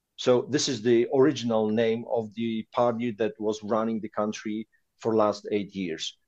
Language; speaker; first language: English; non-native, fluent; Polish